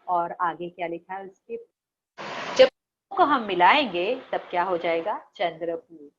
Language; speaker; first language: Hindi; non-native, local second language; Marathi